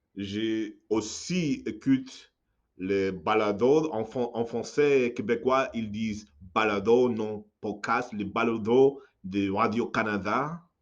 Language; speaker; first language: French; non-native, fluent; English